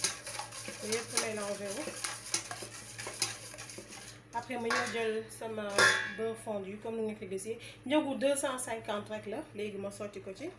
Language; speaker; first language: French; non-native, local second language; Wolof